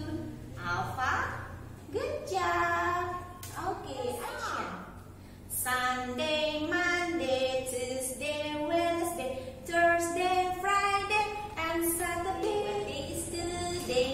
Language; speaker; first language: English; non-native, learner; Indonesian